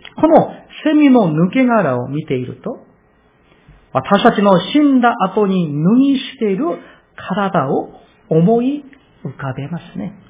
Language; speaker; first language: Japanese; non-native, fluent; Korean